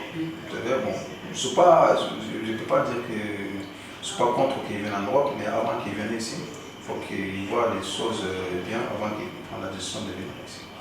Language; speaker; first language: French; non-native, local second language; Soninke